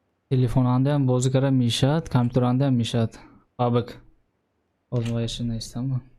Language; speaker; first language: Persian; non-native, local second language; Uzbek